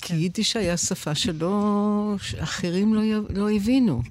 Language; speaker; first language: Hebrew; non-native, fluent; English